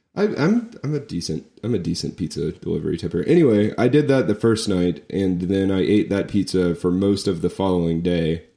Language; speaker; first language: English; native; English